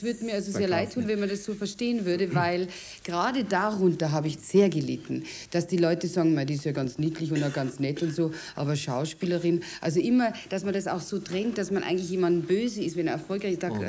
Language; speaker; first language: German; native; German